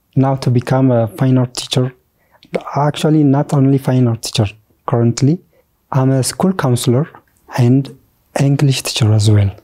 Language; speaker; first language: English; non-native, fluent; Oromo